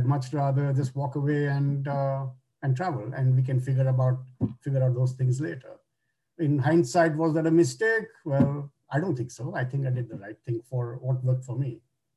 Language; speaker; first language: English; non-native, local second language; Bangla